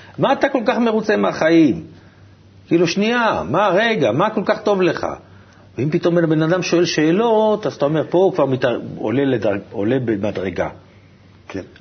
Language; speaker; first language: Hebrew; native; Hebrew